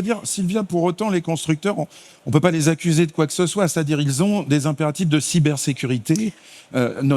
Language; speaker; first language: French; native; French